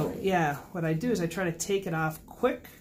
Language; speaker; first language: English; native; English